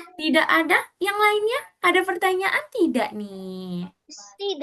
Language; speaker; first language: Indonesian; native; Indonesian